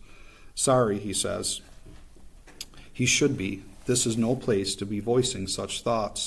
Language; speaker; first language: English; native; English